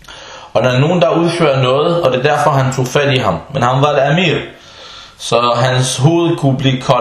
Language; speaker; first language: Danish; non-native, fluent; Arabic